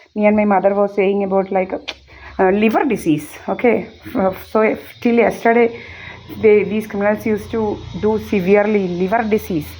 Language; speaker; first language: English; non-native, local second language; Malayalam